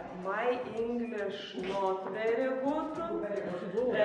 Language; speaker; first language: English; non-native, learner; Lithuanian